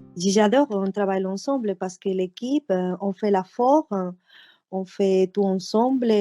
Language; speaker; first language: French; non-native, learner; Spanish